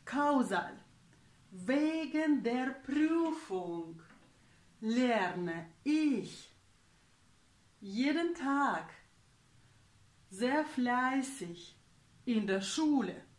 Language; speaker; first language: German; non-native, fluent; Russian